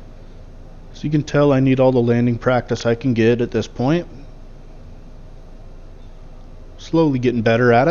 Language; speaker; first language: English; native; English